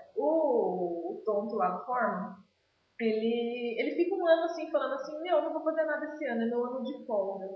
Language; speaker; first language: Portuguese; native; Portuguese